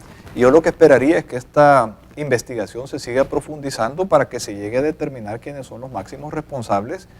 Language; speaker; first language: Spanish; native; Spanish